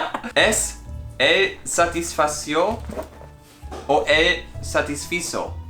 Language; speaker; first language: Spanish; non-native, fluent; English